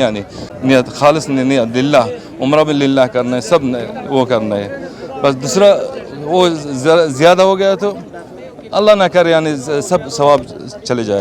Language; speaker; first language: Hindi; non-native, learner; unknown